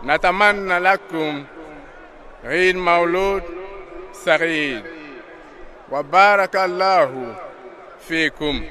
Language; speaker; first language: Arabic; non-native, learner; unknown